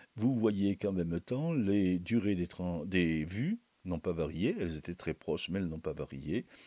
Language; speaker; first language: French; native; French